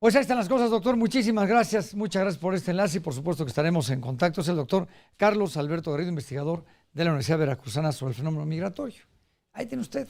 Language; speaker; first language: Spanish; native; Spanish